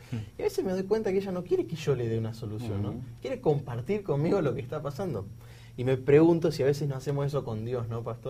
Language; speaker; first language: Spanish; native; Spanish